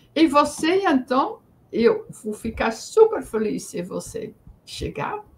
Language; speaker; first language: Portuguese; non-native, fluent; Dutch